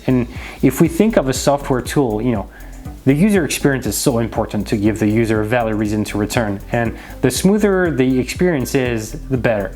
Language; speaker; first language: English; non-native, fluent; French